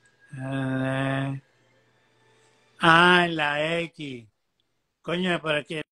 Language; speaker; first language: Spanish; native; Spanish